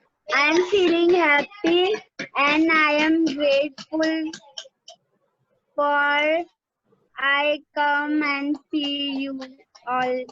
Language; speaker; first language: English; non-native, learner; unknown